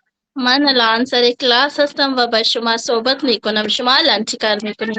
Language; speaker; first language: Persian; non-native, learner; Urdu